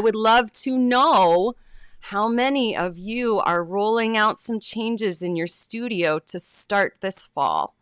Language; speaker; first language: English; native; English